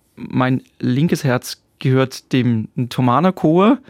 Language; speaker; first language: German; native; German